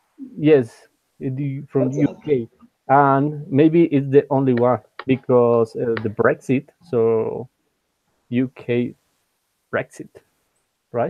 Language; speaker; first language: English; non-native, learner; Spanish